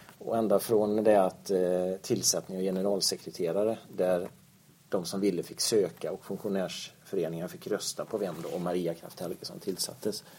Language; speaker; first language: Swedish; native; Swedish